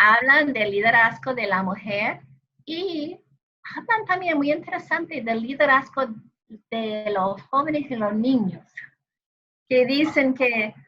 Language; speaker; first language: Spanish; non-native, fluent; English